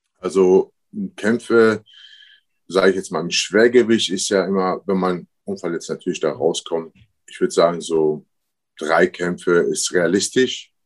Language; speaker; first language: German; early bilingual, other home language; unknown